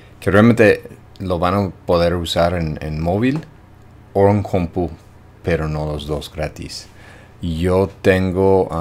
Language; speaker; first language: Spanish; non-native, fluent; English